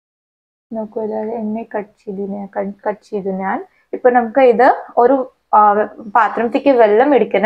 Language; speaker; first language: Malayalam; non-native, learner; Hindi